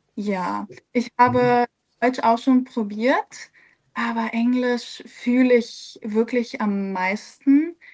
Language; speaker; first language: German; early bilingual, other home language; Serbian